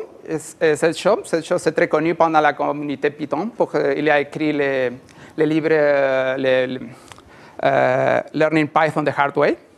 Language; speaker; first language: French; non-native, learner; Spanish